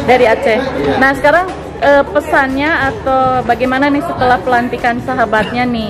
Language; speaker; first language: Indonesian; native; Indonesian